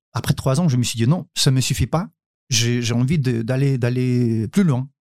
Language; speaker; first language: French; non-native, fluent; Ukrainian